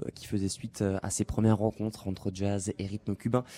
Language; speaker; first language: French; native; French